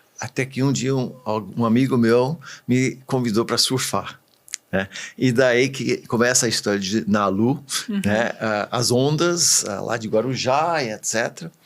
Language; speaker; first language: Portuguese; early bilingual, other home language; English